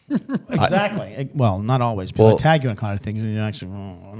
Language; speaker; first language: English; native; English